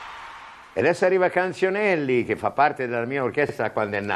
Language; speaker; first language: Italian; native; Italian